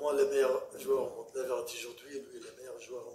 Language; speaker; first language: French; non-native, learner; Arabic